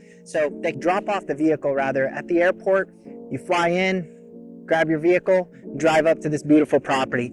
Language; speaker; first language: English; native; English